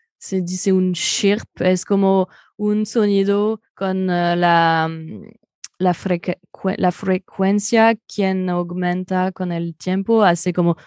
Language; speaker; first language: Spanish; non-native, fluent; French